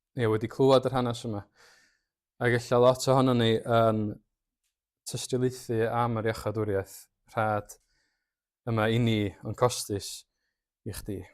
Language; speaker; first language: Welsh; native; Welsh